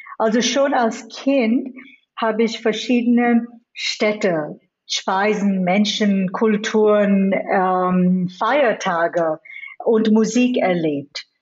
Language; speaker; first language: German; non-native, fluent; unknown